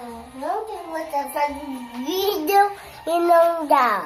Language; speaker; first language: Portuguese; early bilingual, other home language; Haitian Creole